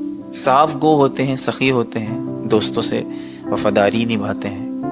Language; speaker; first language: Urdu; native; Urdu